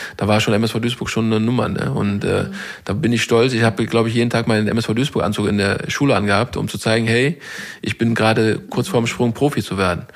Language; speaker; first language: German; native; German